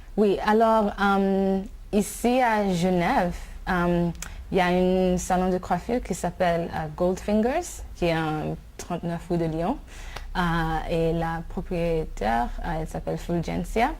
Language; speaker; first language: French; non-native, fluent; English